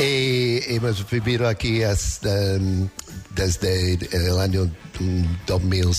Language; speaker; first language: Spanish; non-native, learner; English